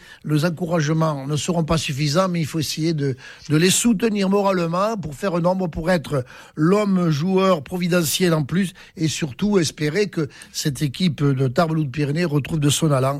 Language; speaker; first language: French; native; French